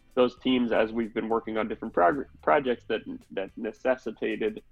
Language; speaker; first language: English; native; English